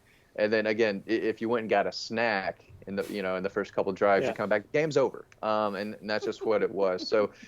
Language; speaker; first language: English; native; English